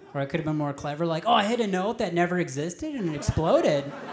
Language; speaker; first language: English; native; English